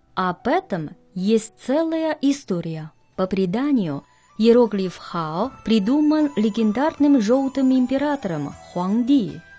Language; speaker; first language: Russian; non-native, fluent; Chinese